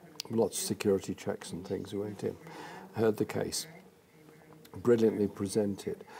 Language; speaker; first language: English; native; English